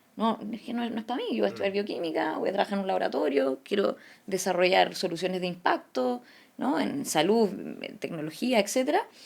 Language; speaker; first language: Spanish; early bilingual, other home language; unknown